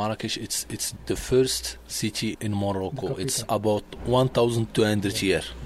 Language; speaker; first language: English; non-native, learner; Arabic